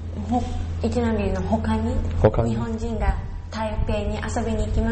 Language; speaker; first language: Japanese; native; Japanese